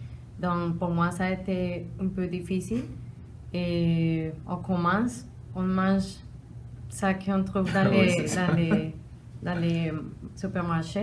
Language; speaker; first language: French; non-native, learner; Spanish